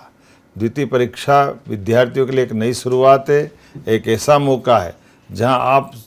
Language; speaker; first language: Hindi; native; Hindi